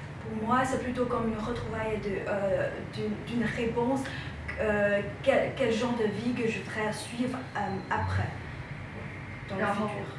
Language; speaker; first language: French; non-native, fluent; Chinese